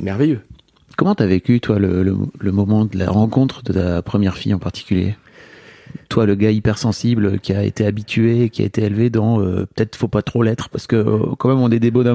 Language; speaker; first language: French; native; French